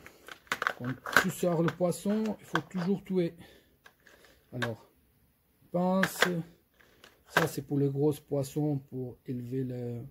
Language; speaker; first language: French; non-native, fluent; Portuguese